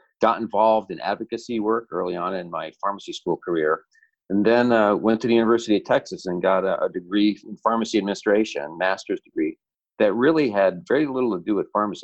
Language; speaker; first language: English; early bilingual, other home language; Italian